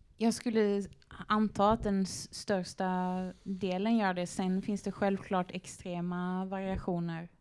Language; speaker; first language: Swedish; native; Swedish